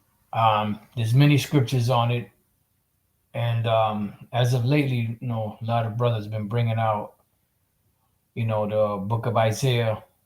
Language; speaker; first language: English; native; English